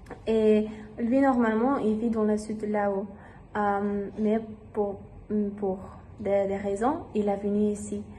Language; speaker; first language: French; non-native, learner; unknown